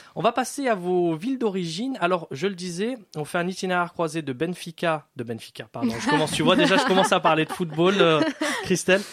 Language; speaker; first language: French; native; French